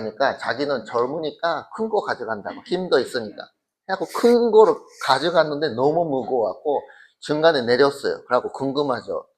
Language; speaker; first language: Korean; early bilingual, heritage; Korean